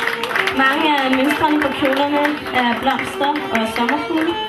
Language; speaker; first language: Danish; early bilingual, other home language; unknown